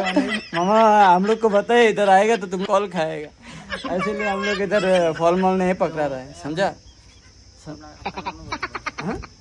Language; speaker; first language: Hindi; non-native, learner; Bangla